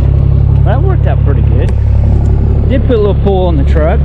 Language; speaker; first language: English; native; English